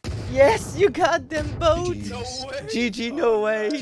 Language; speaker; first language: English; non-native, fluent; French